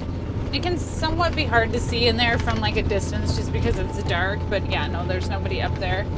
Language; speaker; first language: English; native; English